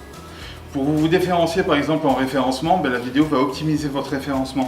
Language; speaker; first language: French; native; French